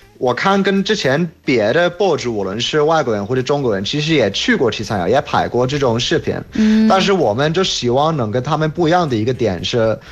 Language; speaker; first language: Chinese; non-native, fluent; English